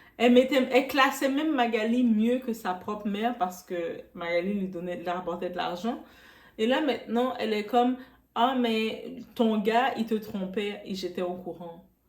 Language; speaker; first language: French; non-native, local second language; Arabic